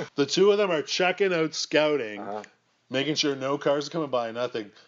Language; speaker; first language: English; native; English